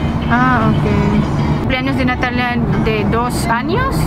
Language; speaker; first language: Spanish; non-native, learner; Filipino